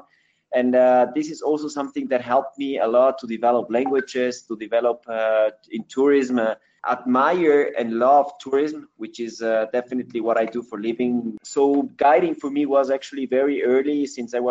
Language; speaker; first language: English; non-native, fluent; Spanish